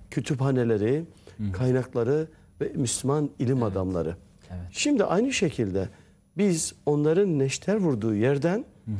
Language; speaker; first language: Turkish; native; Turkish